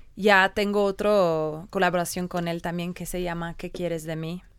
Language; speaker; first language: Spanish; non-native, learner; English